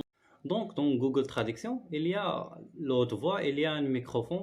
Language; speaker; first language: French; non-native, learner; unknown